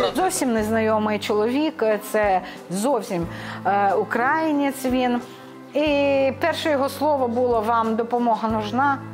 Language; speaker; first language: Ukrainian; non-native, local second language; Romany